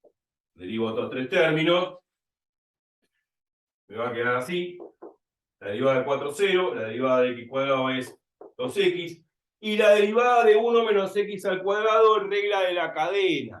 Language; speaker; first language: Spanish; native; Spanish